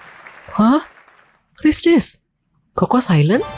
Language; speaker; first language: English; non-native, learner; Indonesian